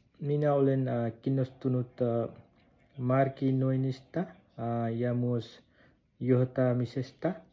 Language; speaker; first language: Finnish; non-native, learner; Nepali